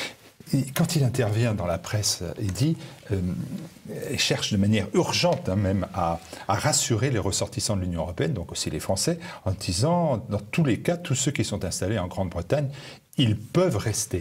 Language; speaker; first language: French; native; French